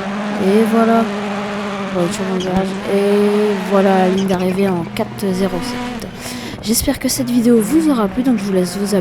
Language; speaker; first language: French; native; French